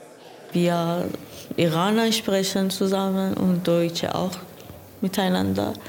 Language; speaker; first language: German; non-native, learner; Persian